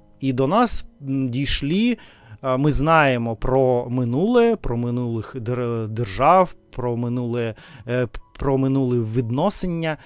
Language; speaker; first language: Ukrainian; non-native, learner; Russian